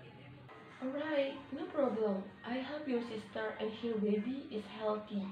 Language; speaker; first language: English; non-native, learner; Indonesian